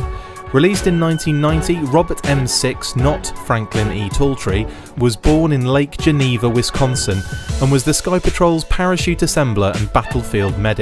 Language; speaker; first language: English; native; English